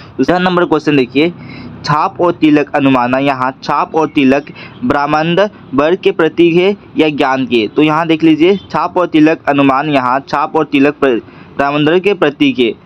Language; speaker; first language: Hindi; non-native, local second language; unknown